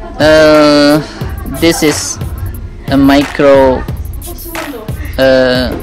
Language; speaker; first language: English; non-native, learner; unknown